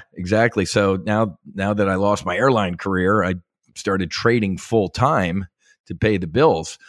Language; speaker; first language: English; native; English